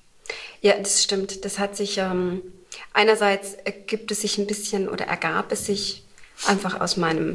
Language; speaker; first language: German; native; German